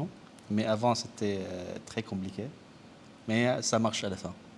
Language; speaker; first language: French; non-native, learner; Arabic